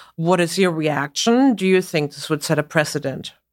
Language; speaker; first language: English; non-native, fluent; German